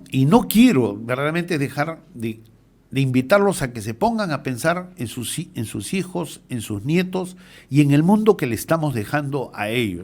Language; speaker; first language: Spanish; native; Spanish